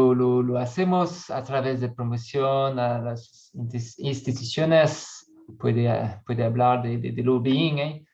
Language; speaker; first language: Spanish; non-native, learner; French